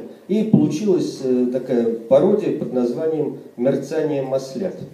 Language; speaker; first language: Russian; native; Russian